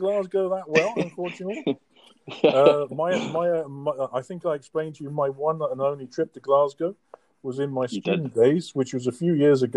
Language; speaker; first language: English; native; English